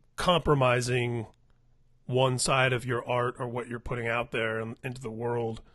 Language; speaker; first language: English; native; English